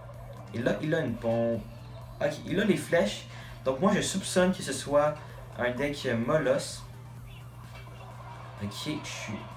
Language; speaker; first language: French; native; French